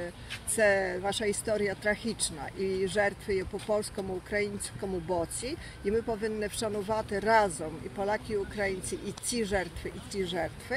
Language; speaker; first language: Ukrainian; early bilingual, heritage; Ukrainian